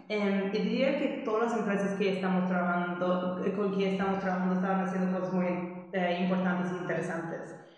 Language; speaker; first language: Spanish; non-native, fluent; English